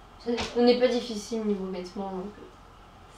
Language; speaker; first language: French; native; French